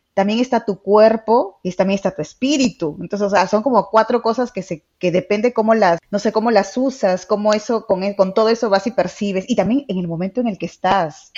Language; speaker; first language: Spanish; native; Spanish